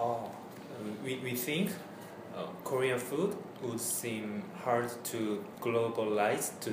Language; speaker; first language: English; non-native, learner; Korean